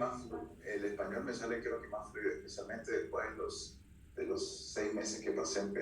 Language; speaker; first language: Spanish; early bilingual, heritage; Spanish